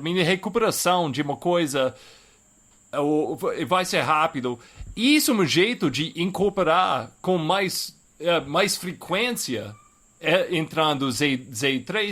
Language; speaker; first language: Portuguese; non-native, fluent; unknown